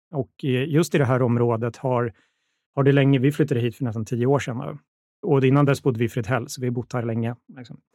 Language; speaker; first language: Swedish; native; Swedish